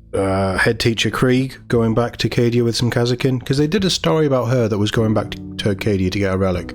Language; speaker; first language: English; native; English